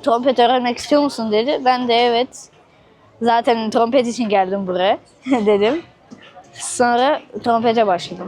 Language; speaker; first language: Turkish; early bilingual, other home language; Russian